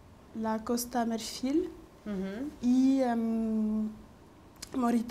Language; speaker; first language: Spanish; non-native, local second language; French